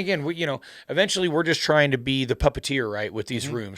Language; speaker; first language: English; native; English